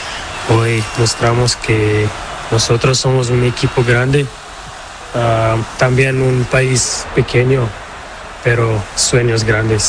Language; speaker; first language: Spanish; non-native, learner; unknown